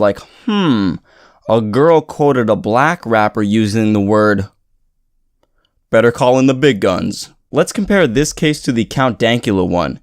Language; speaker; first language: English; native; English